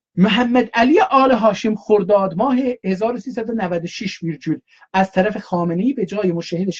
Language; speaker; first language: Persian; non-native, local second language; Azerbaijani